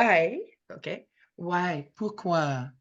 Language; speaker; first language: French; non-native, fluent; English